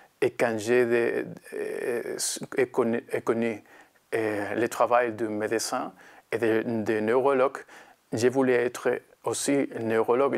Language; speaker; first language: French; non-native, learner; Spanish